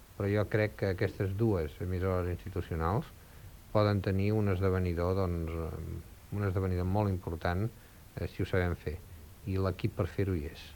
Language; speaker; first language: Catalan; native; Catalan